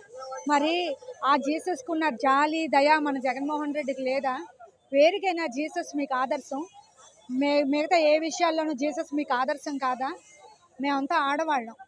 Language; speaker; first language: Telugu; native; Telugu